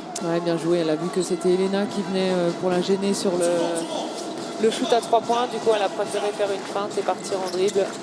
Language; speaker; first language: French; native; French